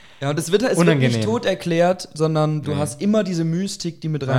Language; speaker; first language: German; native; German